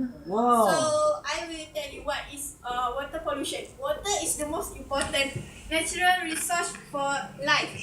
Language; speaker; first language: English; non-native, learner; Malay